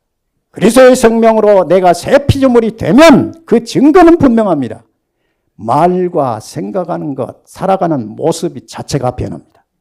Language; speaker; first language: Korean; native; Korean